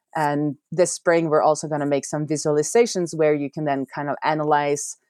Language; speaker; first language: English; non-native, fluent; Norwegian